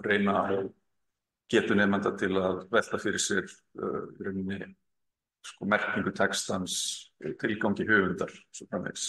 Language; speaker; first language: Icelandic; native; Icelandic